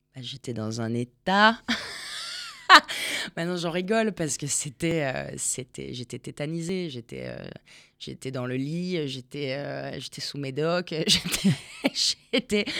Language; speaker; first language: French; non-native, fluent; Spanish